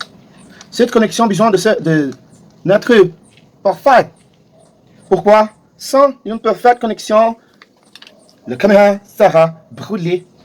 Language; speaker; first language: French; non-native, learner; Portuguese